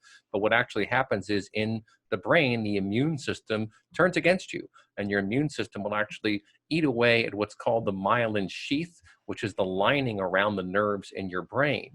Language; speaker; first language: English; native; English